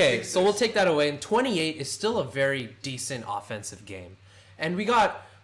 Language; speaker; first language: English; native; English